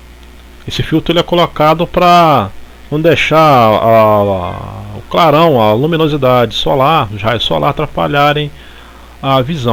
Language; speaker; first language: Portuguese; native; Portuguese